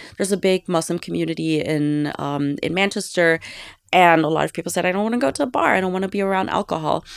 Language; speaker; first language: English; non-native, fluent; German